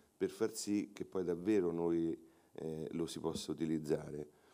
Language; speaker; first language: Italian; native; Italian